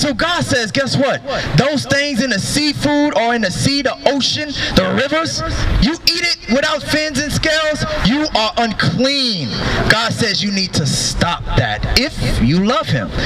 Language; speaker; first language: English; native; English